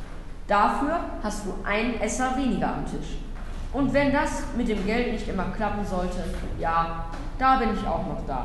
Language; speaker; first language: German; native; German